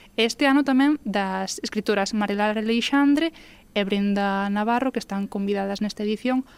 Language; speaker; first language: Galician; native; Galician